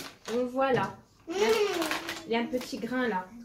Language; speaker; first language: French; native; French